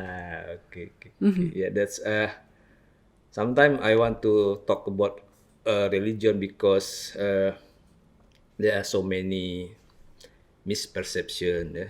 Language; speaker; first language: English; non-native, learner; Indonesian